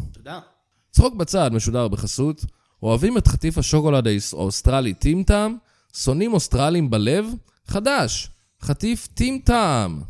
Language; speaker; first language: Hebrew; native; Hebrew